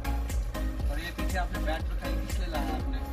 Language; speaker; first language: Hindi; native; Hindi